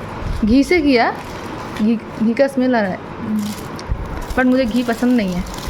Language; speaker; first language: Hindi; non-native, local second language; Bangla